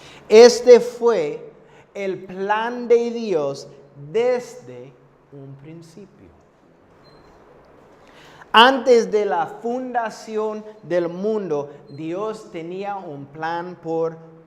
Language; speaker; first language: Spanish; non-native, fluent; English